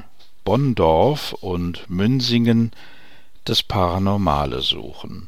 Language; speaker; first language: German; native; German